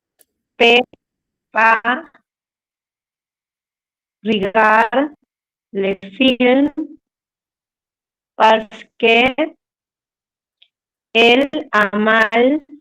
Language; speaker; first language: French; non-native, learner; Spanish